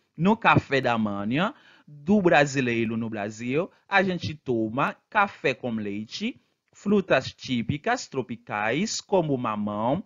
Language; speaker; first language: Portuguese; non-native, fluent; Haitian Creole